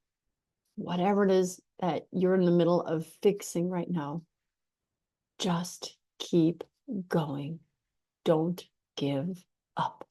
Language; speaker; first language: English; native; English